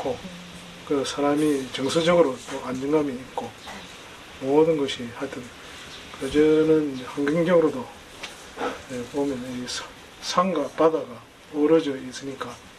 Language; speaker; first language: Korean; native; Korean